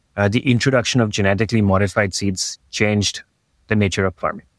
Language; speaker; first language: English; non-native, local second language; Hindi